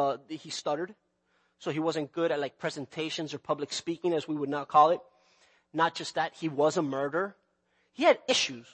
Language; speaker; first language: English; native; English